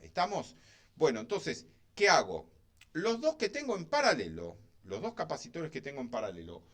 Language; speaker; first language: Spanish; native; Spanish